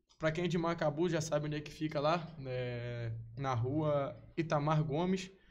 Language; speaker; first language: Portuguese; native; Portuguese